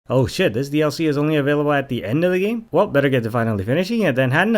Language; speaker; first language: English; native; English